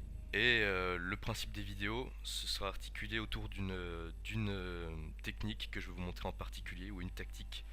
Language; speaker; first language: French; native; French